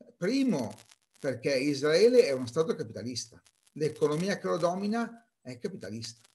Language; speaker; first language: Italian; native; Italian